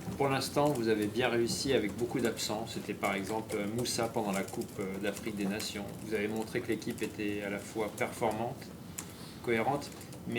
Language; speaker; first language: French; native; French